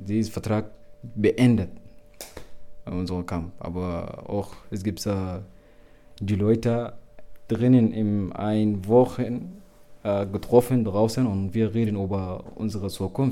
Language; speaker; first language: German; non-native, learner; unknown